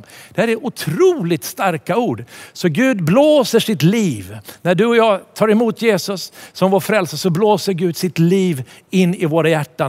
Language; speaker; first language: Swedish; native; Swedish